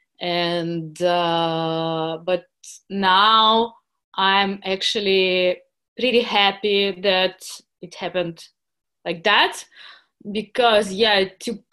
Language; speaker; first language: English; non-native, fluent; Russian